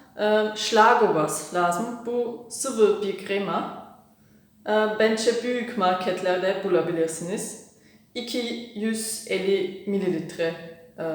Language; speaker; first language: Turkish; non-native, learner; German